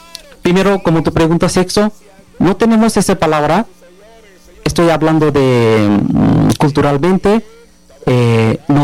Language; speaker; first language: Spanish; non-native, learner; Bangla